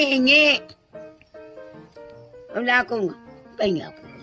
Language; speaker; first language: Filipino; non-native, local second language; Bikol